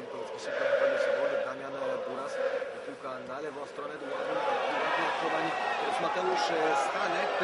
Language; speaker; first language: Polish; native; Polish